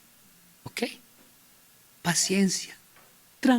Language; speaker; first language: Spanish; native; Spanish